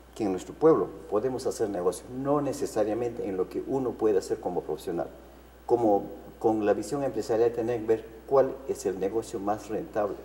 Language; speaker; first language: Spanish; native; Spanish